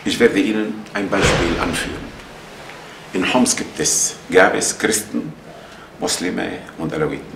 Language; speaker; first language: German; non-native, fluent; Arabic